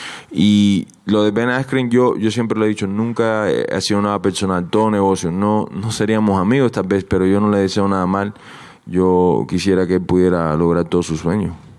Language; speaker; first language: Spanish; early bilingual, heritage; Spanish